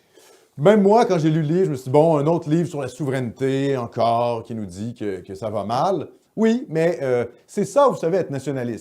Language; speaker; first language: French; native; French